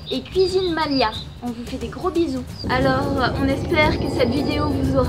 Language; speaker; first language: French; native; French